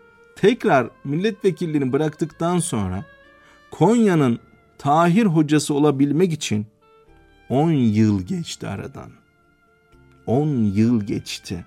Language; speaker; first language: Turkish; native; Turkish